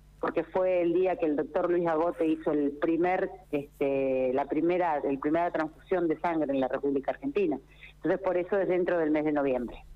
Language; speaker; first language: Spanish; native; Spanish